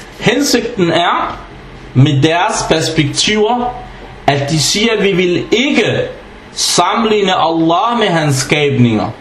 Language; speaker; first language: Danish; early bilingual, other home language; Arabic